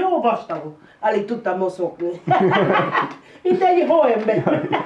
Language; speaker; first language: Hungarian; non-native, learner; Spanish